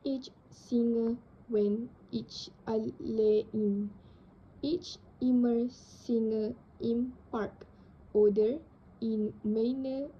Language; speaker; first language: German; non-native, learner; Indonesian